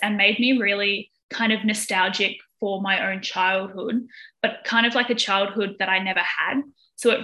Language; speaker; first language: English; native; English